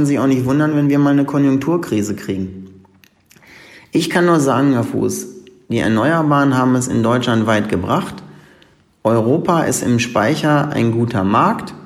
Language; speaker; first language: German; native; German